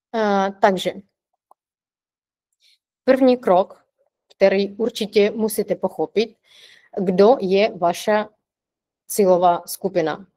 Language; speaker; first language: Czech; non-native, fluent; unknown